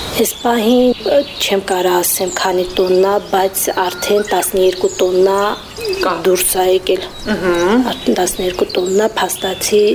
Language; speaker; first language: Armenian; native; Armenian